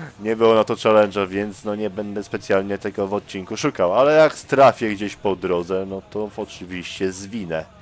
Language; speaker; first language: Polish; native; Polish